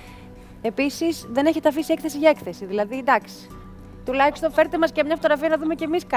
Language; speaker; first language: Greek; native; Greek